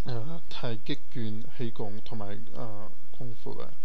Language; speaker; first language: Cantonese; non-native, learner; Portuguese